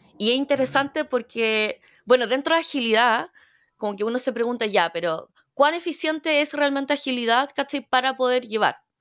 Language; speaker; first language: Spanish; early bilingual, other home language; Korean